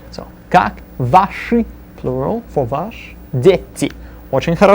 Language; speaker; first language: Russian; non-native, fluent; English